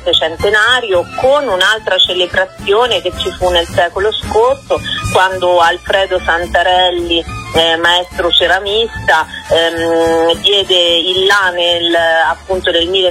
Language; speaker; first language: Italian; native; Italian